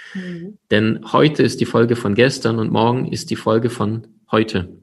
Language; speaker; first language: German; early bilingual, other home language; Ukrainian